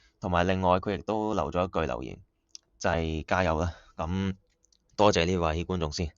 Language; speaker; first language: Cantonese; native; Cantonese